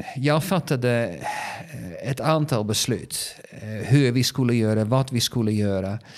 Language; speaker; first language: Swedish; non-native, fluent; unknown